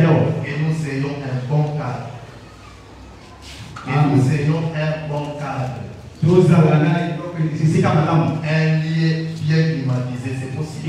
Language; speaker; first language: French; non-native, local second language; Lingala